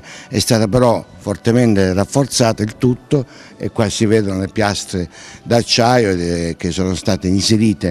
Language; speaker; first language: Italian; native; Italian